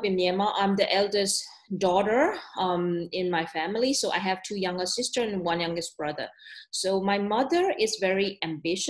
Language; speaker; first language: English; non-native, learner; Burmese